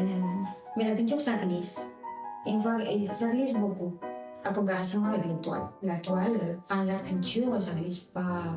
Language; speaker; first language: French; non-native, fluent; Spanish